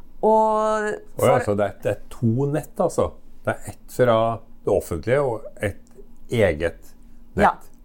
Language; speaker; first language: Norwegian; native; Norwegian